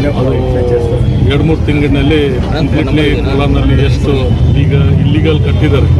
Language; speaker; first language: Kannada; non-native, local second language; Urdu